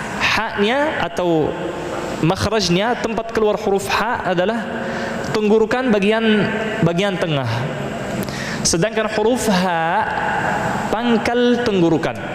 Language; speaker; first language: Malay; non-native, fluent; Arabic